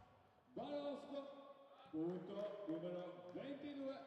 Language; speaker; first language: Italian; native; Italian